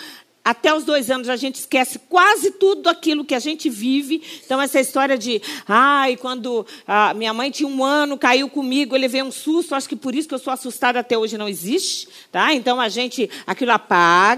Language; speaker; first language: Portuguese; native; Portuguese